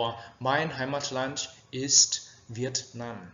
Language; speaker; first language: German; non-native, fluent; Vietnamese